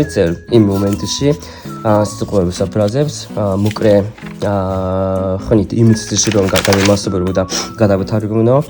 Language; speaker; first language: Georgian; non-native, fluent; Japanese